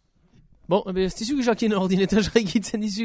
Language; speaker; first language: Basque; native; Basque